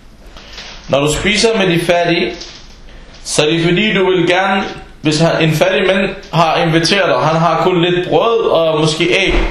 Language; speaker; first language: Danish; non-native, fluent; Arabic